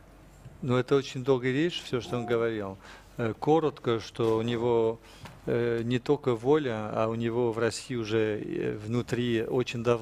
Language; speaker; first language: Russian; non-native, fluent; French